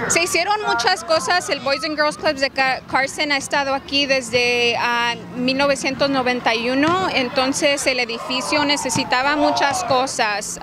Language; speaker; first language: Spanish; early bilingual, other home language; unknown